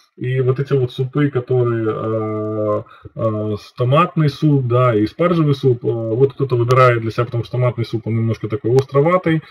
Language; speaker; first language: Russian; native; Russian